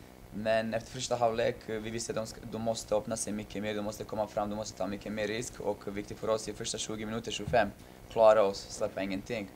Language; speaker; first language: Swedish; non-native, fluent; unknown